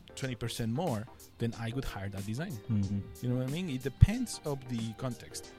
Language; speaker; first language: English; non-native, fluent; Spanish